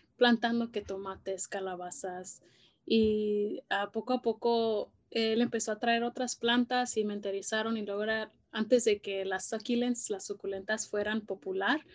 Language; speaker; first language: Spanish; early bilingual, heritage; Spanish